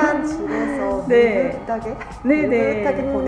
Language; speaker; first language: Korean; non-native, fluent; Japanese